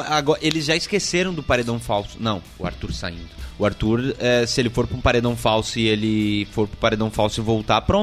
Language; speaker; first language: Portuguese; native; Portuguese